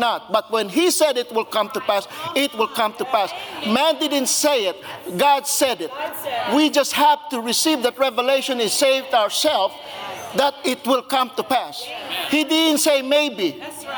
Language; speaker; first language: English; non-native, local second language; Filipino